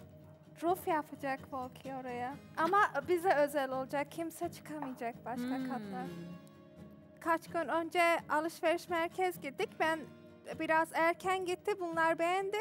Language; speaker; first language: Turkish; non-native, learner; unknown